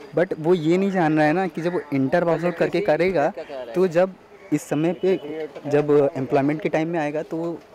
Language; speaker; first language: Hindi; native; Hindi